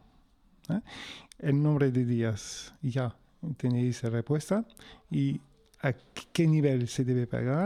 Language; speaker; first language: Spanish; non-native, fluent; French